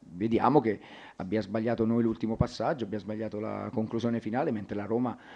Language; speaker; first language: Italian; native; Italian